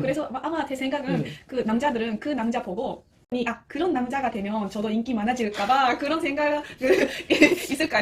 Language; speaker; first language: Korean; non-native, learner; Japanese